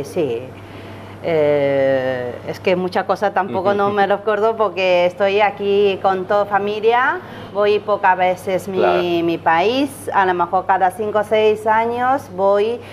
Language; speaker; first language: Spanish; non-native, learner; Chinese